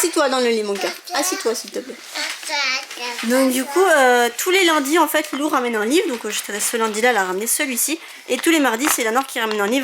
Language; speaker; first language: French; native; French